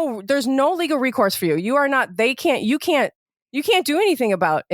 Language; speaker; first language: English; native; English